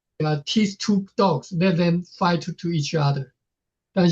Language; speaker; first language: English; non-native, fluent; Chinese